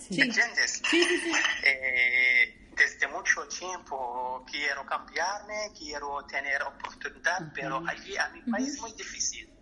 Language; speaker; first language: Spanish; non-native, learner; Arabic